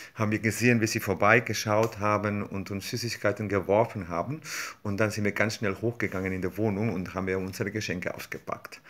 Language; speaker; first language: German; non-native, fluent; Spanish